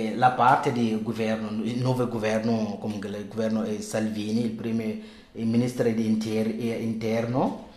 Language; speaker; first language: Italian; non-native, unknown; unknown